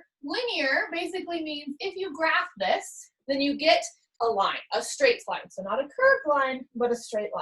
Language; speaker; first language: English; native; English